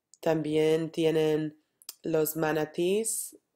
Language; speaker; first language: Spanish; non-native, learner; English